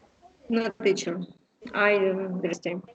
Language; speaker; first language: English; non-native, learner; Spanish